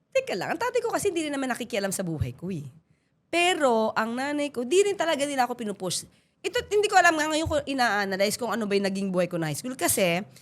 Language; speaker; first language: Filipino; native; Filipino